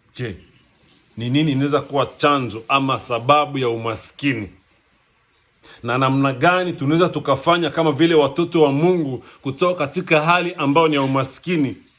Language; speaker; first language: Swahili; native; Swahili